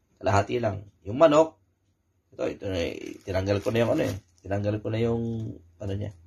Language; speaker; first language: Filipino; native; Filipino